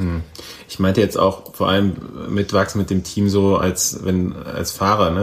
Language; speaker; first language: German; native; German